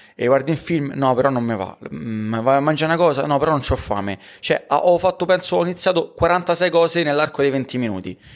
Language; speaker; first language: Italian; native; Italian